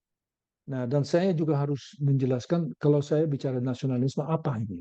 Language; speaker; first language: Indonesian; non-native, learner; Dutch